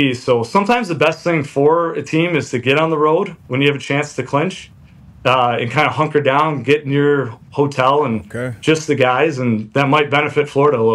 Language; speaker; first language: English; native; English